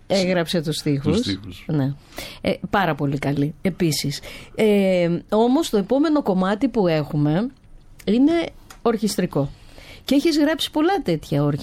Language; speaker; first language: Greek; native; Greek